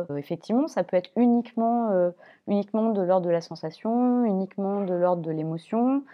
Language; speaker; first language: French; native; French